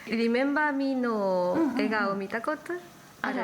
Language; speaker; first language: Japanese; non-native, learner; Spanish